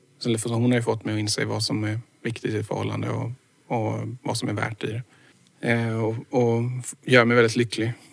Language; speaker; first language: Swedish; native; Swedish